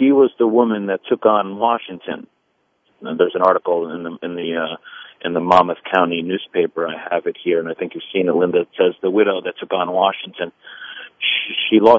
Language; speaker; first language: English; early bilingual, other home language; Italian